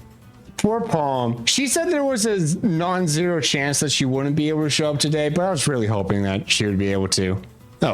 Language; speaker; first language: English; native; English